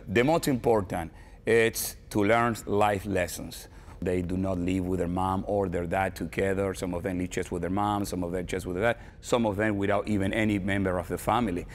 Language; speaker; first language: English; non-native, fluent; Spanish